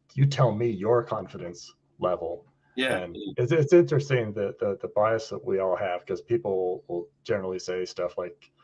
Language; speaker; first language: English; native; English